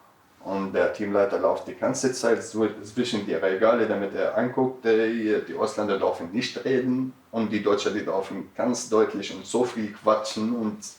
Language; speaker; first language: German; non-native, learner; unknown